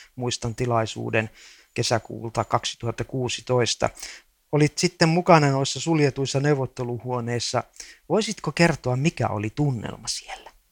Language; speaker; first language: Finnish; native; Finnish